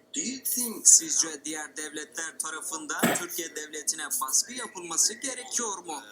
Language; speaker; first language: Turkish; native; Turkish